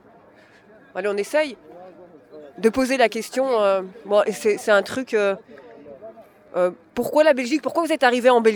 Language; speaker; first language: French; native; French